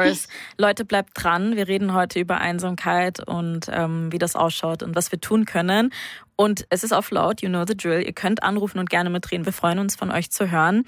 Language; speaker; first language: German; native; German